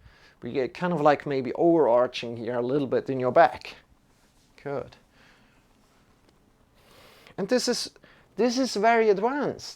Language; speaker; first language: English; non-native, fluent; German